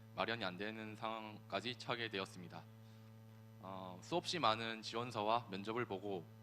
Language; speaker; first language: Korean; native; Korean